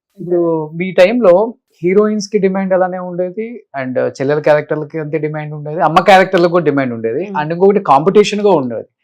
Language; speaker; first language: Telugu; native; Telugu